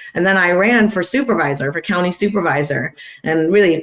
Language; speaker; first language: English; non-native, fluent; Persian